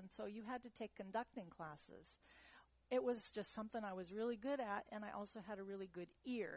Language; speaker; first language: English; early bilingual, other home language; German